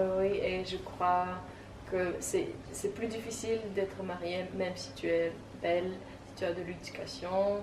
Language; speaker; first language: French; non-native, fluent; Tajik